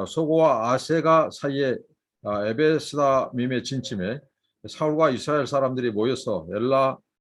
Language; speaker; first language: Korean; native; Korean